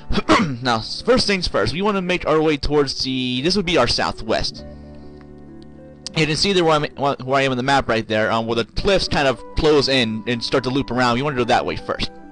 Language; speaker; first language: English; native; English